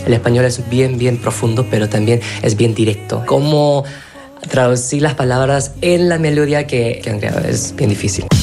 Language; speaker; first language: Spanish; non-native, fluent; Korean